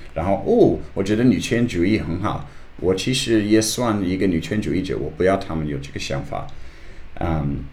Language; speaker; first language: Chinese; non-native, learner; English